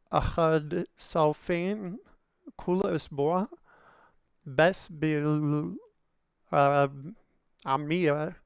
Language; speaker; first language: Arabic; non-native, learner; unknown